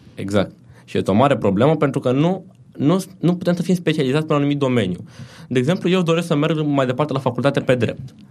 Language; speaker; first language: Romanian; native; Romanian